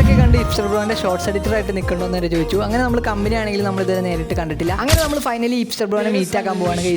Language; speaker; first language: Malayalam; native; Malayalam